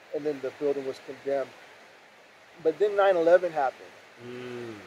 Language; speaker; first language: English; native; English